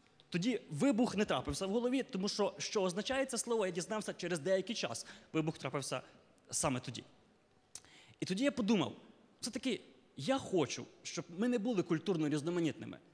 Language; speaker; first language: Ukrainian; native; Ukrainian